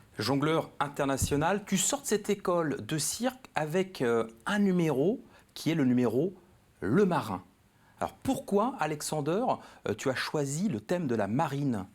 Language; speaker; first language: French; native; French